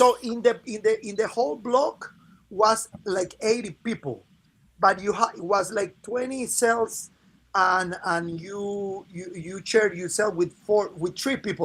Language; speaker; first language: English; non-native, fluent; Spanish